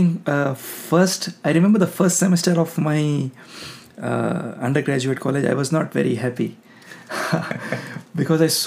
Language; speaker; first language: English; non-native, local second language; Hindi